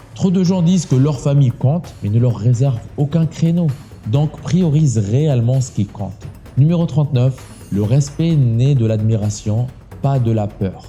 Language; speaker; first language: French; native; French